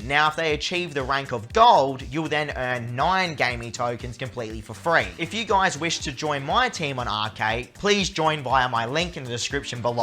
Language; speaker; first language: English; native; English